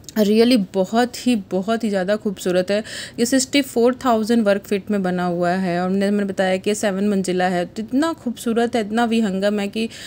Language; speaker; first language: Hindi; native; Hindi